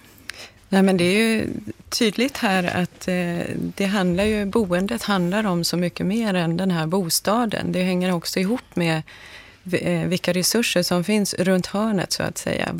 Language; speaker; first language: Swedish; native; Swedish